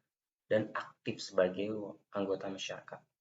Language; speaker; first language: Indonesian; native; Indonesian